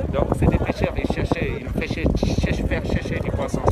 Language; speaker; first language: French; non-native, local second language; Wolof